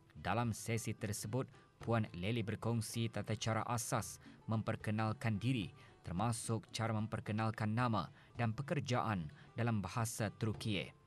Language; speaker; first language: Malay; native; Malay